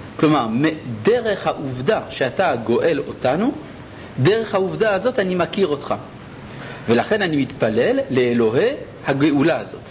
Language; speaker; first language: Hebrew; early bilingual, other home language; French